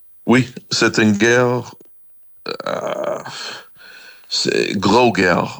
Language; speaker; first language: French; non-native, learner; English